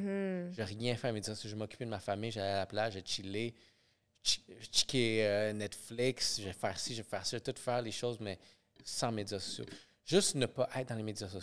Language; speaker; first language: French; native; French